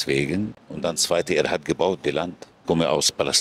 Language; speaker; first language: German; non-native, fluent; Arabic